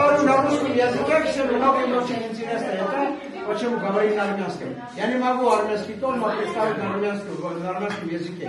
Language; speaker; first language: Russian; non-native, fluent; Armenian